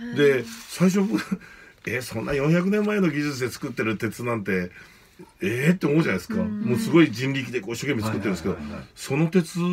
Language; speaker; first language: Japanese; native; Japanese